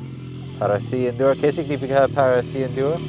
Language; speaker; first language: Spanish; non-native, learner; English